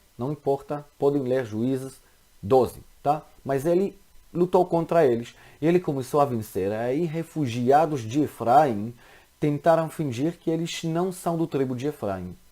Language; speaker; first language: Portuguese; non-native, fluent; Hebrew